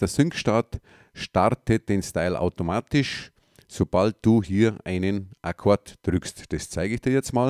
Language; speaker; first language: German; native; German